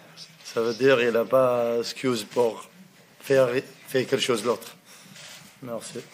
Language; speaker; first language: French; non-native, fluent; Arabic